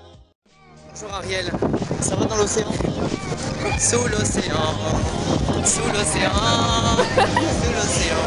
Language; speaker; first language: French; native; French